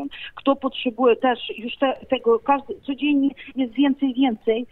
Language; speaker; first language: Polish; non-native, fluent; Ukrainian